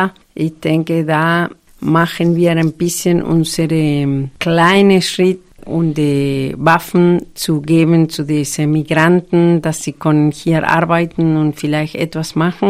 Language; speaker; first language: German; non-native, learner; Spanish